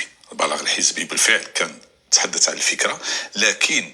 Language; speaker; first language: Arabic; native; Arabic